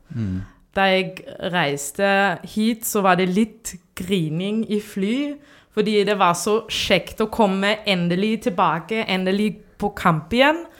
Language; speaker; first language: Norwegian; non-native, fluent; German